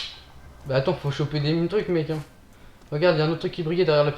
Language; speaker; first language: French; native; French